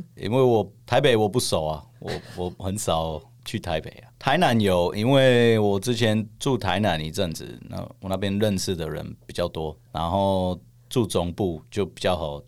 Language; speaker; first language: Chinese; non-native, fluent; English